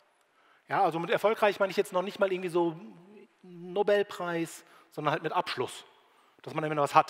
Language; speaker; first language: German; native; German